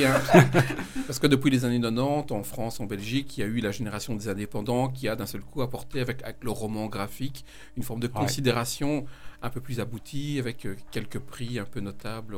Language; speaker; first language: French; native; French